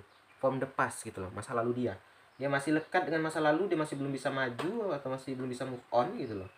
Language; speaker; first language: Indonesian; native; Indonesian